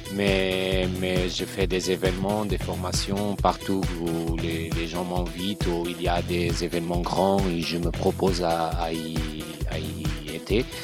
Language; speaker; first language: French; non-native, learner; Portuguese